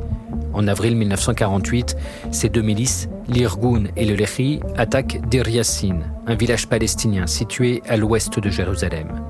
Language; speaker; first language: French; native; French